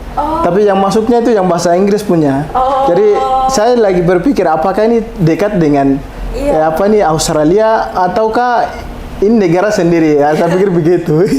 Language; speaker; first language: Indonesian; non-native, local second language; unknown